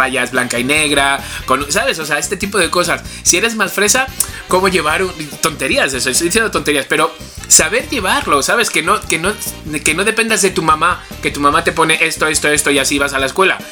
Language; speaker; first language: Spanish; native; Spanish